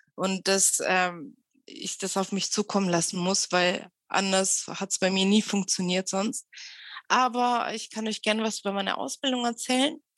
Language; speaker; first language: German; early bilingual, other home language; Russian